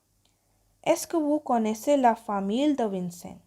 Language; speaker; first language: French; non-native, fluent; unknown